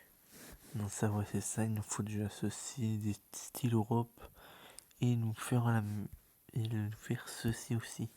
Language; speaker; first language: French; native; French